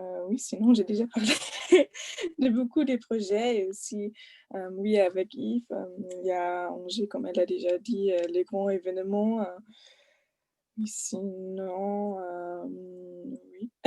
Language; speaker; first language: French; non-native, fluent; German